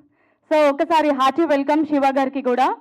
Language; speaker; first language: Telugu; native; Telugu